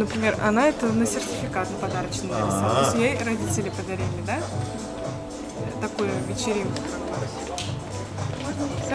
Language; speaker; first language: Russian; native; Russian